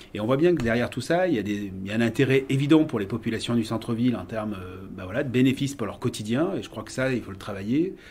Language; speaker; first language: French; native; French